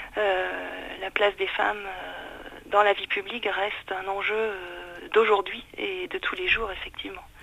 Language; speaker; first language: French; native; French